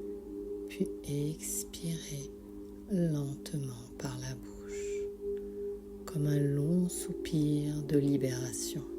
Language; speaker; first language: French; native; French